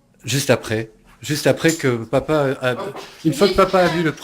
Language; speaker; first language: French; native; French